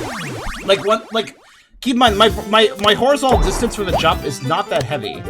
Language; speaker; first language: English; native; English